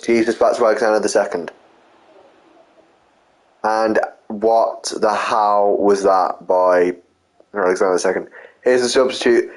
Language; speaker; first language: English; native; English